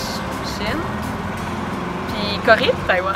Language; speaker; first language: French; native; French